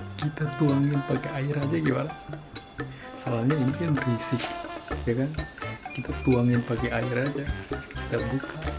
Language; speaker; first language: Indonesian; native; Indonesian